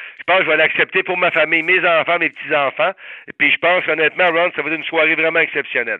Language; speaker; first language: French; native; French